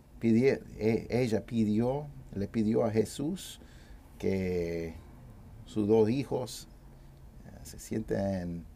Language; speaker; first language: Spanish; non-native, fluent; English